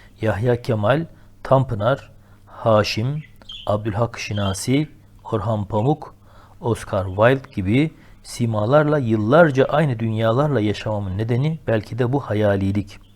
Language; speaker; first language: Turkish; native; Turkish